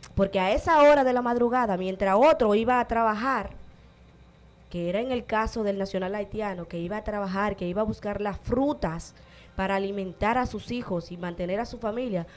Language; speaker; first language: Spanish; native; Spanish